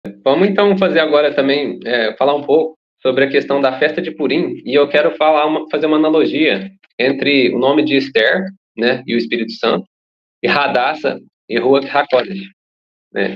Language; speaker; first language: Portuguese; native; Portuguese